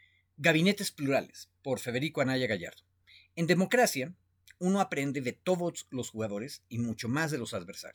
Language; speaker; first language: Spanish; native; Spanish